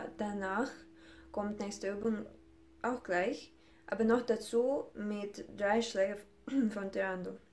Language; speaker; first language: German; non-native, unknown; Ukrainian